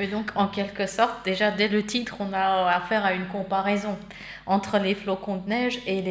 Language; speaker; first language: French; native; French